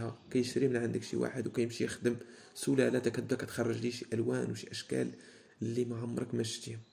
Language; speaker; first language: Arabic; native; Arabic